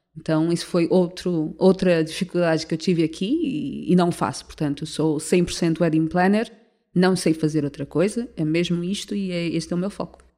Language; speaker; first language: Portuguese; native; Portuguese